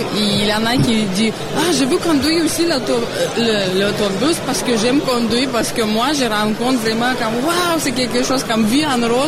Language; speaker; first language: French; non-native, learner; Russian